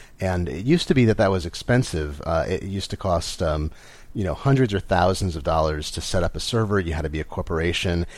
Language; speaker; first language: English; native; English